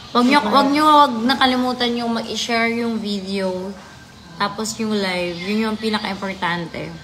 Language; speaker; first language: Filipino; non-native, local second language; Cebuano